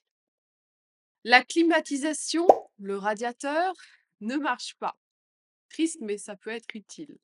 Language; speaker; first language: French; native; French